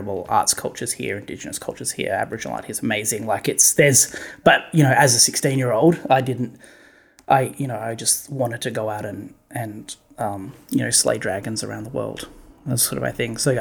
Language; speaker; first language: English; native; English